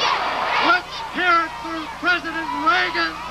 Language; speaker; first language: English; native; English